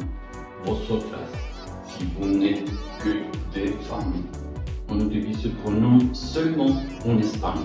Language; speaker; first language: French; non-native, fluent; Spanish